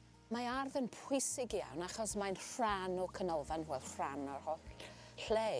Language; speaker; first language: Welsh; non-native, learner; English